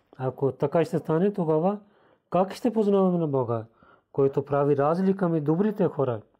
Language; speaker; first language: Bulgarian; non-native, learner; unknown